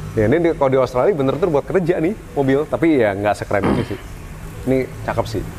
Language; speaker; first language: Indonesian; early bilingual, heritage; Indonesian